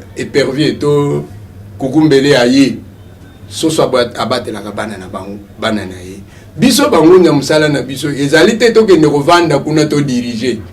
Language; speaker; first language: Lingala; non-native, local second language; Kongo